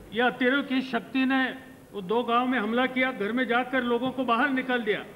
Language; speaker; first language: Hindi; non-native, local second language; Marathi